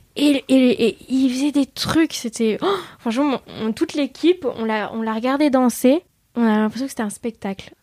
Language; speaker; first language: French; early bilingual, other home language; Vietnamese